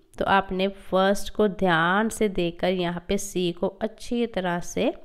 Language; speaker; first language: Hindi; non-native, local second language; Punjabi